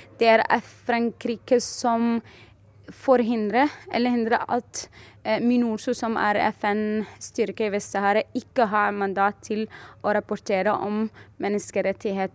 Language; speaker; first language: Norwegian; non-native, fluent; Arabic